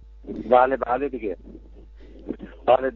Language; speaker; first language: Persian; non-native, local second language; Kurdish